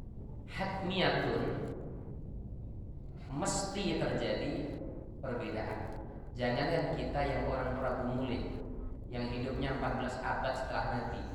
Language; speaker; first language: Indonesian; native; Indonesian